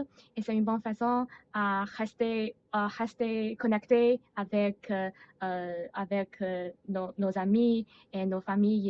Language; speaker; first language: French; non-native, learner; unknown